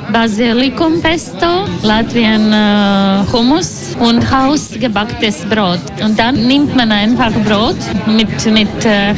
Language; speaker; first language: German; non-native, learner; Latvian